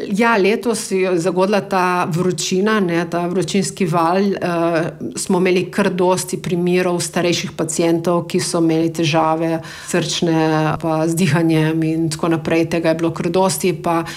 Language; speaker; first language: Slovenian; native; Slovenian